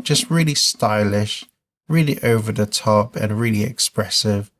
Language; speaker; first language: English; native; English